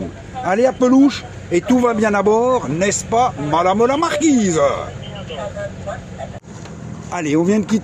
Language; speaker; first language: French; native; French